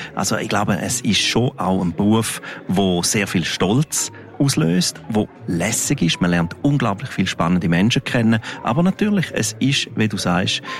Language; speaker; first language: German; non-native, local second language; Romansh